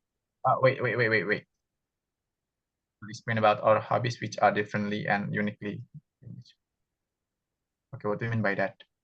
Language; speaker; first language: English; non-native, fluent; Indonesian